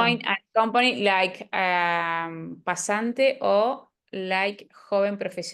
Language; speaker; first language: English; non-native, learner; Spanish